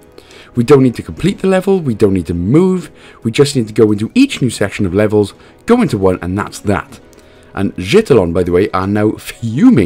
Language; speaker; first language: English; native; English